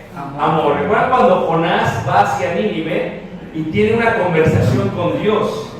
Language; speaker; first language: Spanish; early bilingual, heritage; Spanish